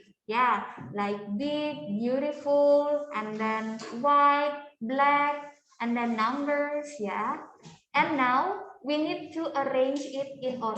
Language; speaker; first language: English; non-native, fluent; Indonesian